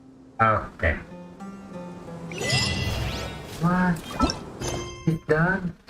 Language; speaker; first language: English; non-native, learner; Indonesian